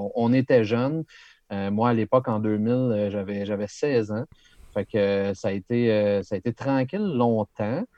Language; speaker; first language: French; native; French